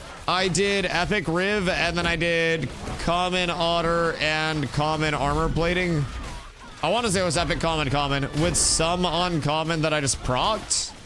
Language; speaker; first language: English; native; English